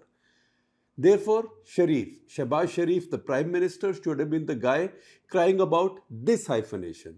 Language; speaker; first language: English; non-native, local second language; Hindi